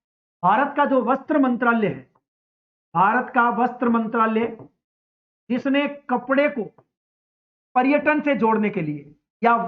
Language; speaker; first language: Hindi; native; Hindi